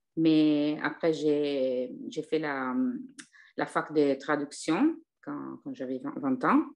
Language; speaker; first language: French; non-native, fluent; Italian